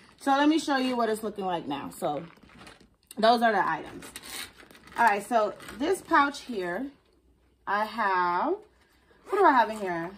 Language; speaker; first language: English; native; English